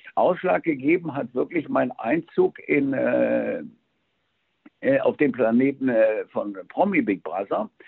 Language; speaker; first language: German; early bilingual, other home language; Spanish